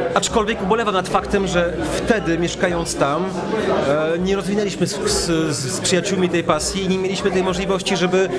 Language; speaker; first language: Polish; early bilingual, heritage; Polish